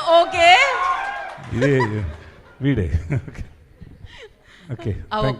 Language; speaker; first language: Telugu; non-native, learner; Tamil